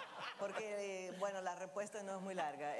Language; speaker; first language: Spanish; non-native, fluent; English